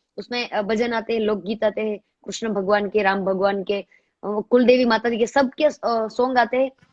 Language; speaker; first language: Hindi; non-native, local second language; Gujarati